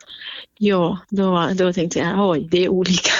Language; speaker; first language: Swedish; non-native, fluent; Central Kurdish